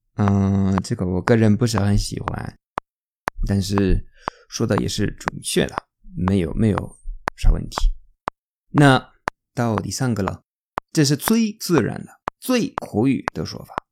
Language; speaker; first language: Chinese; non-native, fluent; Spanish